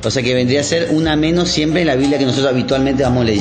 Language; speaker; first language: Spanish; native; Spanish